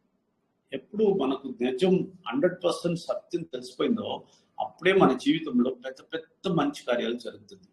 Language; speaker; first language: Telugu; non-native, learner; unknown